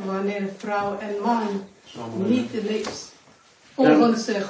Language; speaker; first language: Dutch; non-native, learner; Indonesian